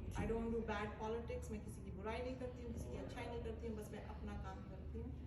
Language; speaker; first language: Hindi; non-native, local second language; Telugu